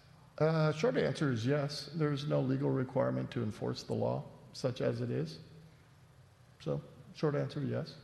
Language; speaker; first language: English; native; English